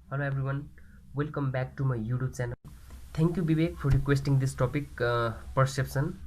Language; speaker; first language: English; non-native, local second language; Nepali